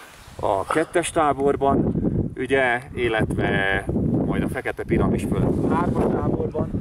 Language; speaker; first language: Hungarian; native; Hungarian